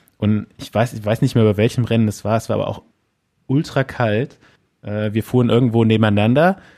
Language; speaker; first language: German; native; German